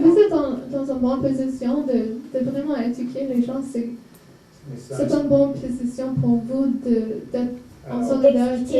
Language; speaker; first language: French; non-native, fluent; English